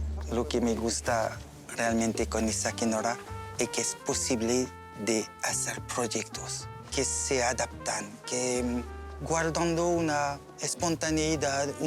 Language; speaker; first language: Spanish; non-native, learner; French